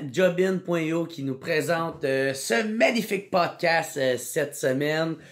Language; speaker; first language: French; native; French